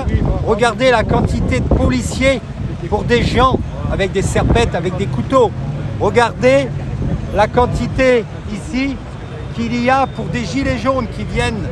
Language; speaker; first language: French; native; French